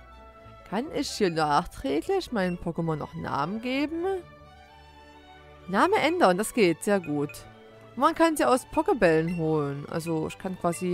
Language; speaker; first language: German; native; German